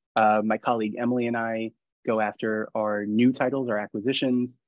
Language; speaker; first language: English; native; English